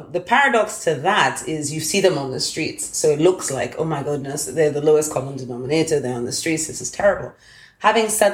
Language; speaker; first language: English; non-native, local second language; Yoruba